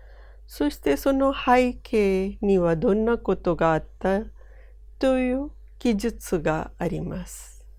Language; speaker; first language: Japanese; non-native, fluent; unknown